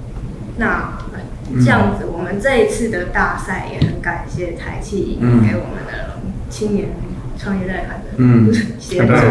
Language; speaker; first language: Chinese; native; Chinese